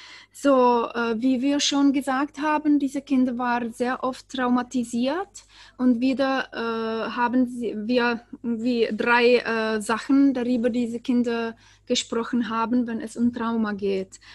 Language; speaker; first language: German; non-native, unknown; Czech